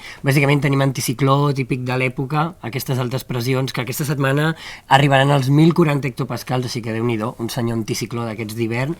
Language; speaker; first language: Catalan; native; Catalan